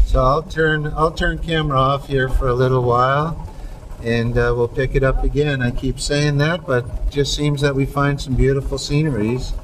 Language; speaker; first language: English; native; English